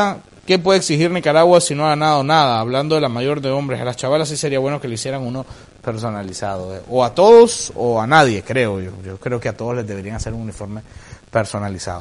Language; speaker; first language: Spanish; native; Spanish